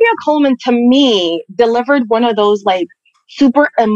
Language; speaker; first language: English; native; English